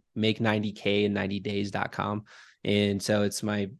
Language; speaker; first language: English; native; English